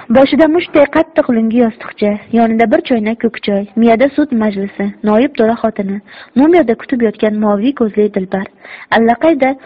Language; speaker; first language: Uzbek; native; Uzbek